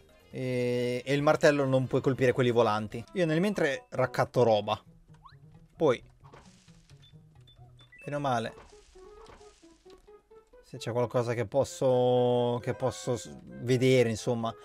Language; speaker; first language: Italian; native; Italian